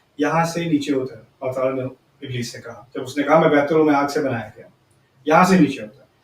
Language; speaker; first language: Urdu; early bilingual, heritage; Urdu